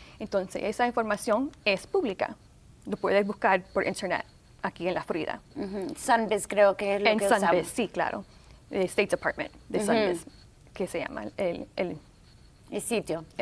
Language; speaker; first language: Spanish; early bilingual, heritage; Spanish